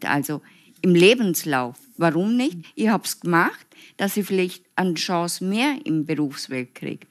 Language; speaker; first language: German; non-native, fluent; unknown